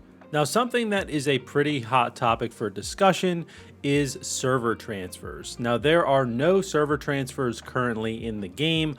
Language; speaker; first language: English; native; English